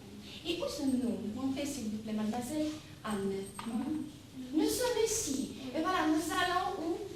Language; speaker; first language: French; non-native, fluent; Russian